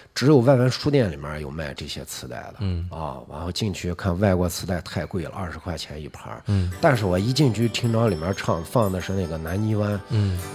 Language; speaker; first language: Chinese; native; Chinese